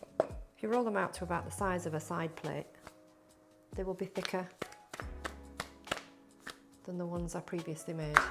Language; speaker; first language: English; native; English